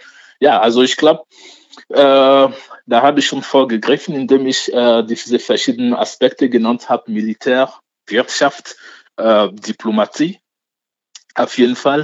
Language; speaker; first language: German; non-native, fluent; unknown